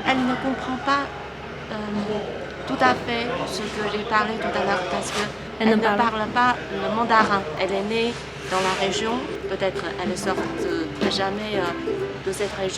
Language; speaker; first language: French; non-native, fluent; Chinese